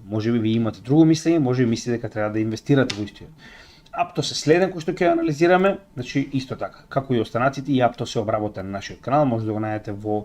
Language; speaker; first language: Macedonian; native; Macedonian